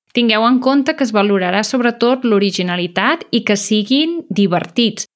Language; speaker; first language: Catalan; native; Catalan